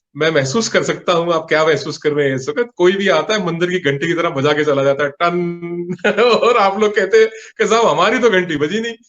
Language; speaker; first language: Hindi; non-native, local second language; Punjabi